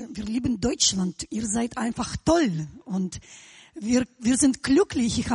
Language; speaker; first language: German; non-native, fluent; Russian